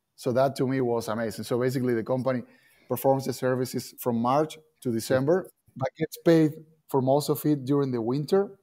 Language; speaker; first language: English; non-native, fluent; Spanish